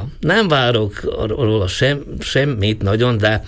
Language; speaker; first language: Hungarian; non-native, local second language; Slovak